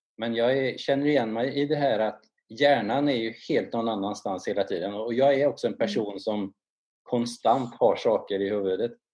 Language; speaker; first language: Swedish; native; Swedish